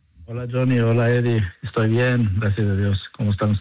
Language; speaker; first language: Spanish; non-native, learner; Hebrew